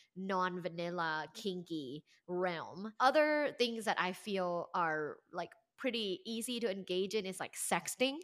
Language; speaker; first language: English; non-native, fluent; Thai